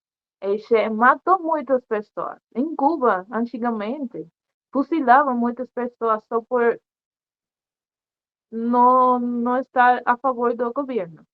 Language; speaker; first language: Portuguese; non-native, learner; Spanish